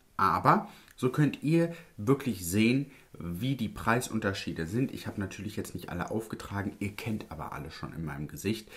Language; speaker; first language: German; early bilingual, other home language; Italian